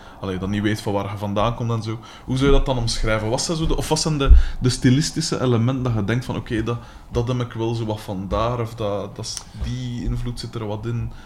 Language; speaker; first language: Dutch; native; Dutch